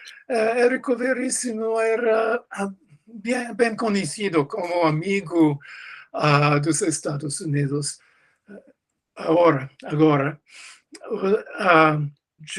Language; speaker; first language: Portuguese; non-native, learner; English